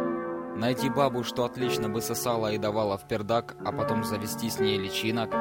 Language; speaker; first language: Russian; native; Russian